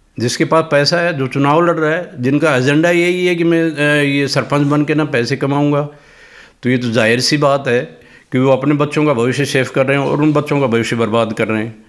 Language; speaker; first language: Hindi; native; Hindi